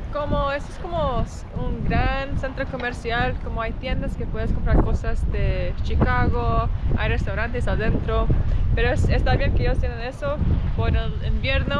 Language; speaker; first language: Spanish; non-native, learner; English